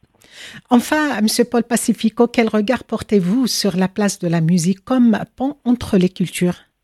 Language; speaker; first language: French; native; French